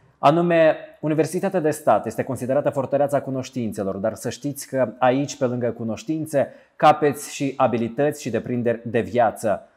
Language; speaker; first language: Romanian; native; Romanian